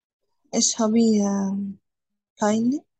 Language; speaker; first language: German; non-native, learner; Arabic